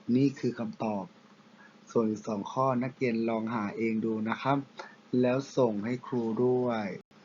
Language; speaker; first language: Thai; non-native, local second language; Pattani Malay